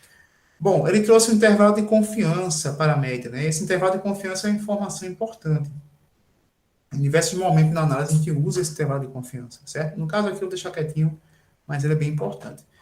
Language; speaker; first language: Portuguese; native; Portuguese